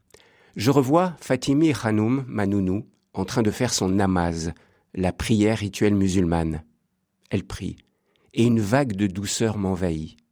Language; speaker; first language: French; native; French